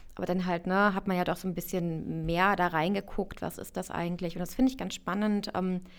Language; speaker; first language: German; native; German